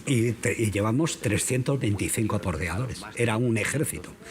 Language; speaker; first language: Spanish; native; Spanish